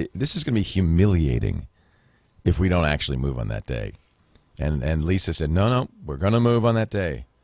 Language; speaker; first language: English; native; English